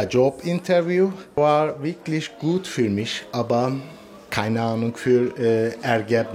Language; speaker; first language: German; non-native, learner; Turkish